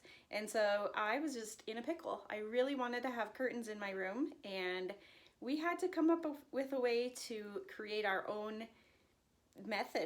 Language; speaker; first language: English; native; English